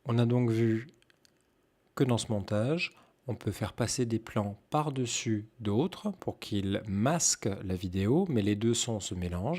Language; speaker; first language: French; native; French